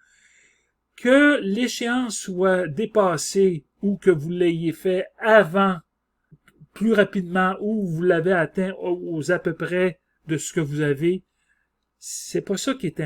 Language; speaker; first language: French; native; French